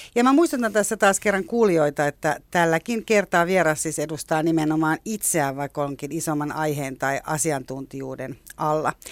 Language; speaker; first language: Finnish; native; Finnish